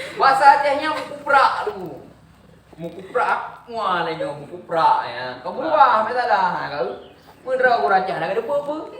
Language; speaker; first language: Malay; non-native, local second language; Achinese